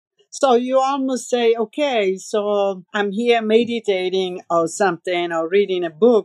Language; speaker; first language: English; non-native, fluent; Italian